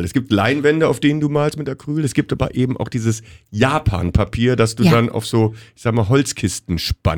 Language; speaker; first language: German; native; German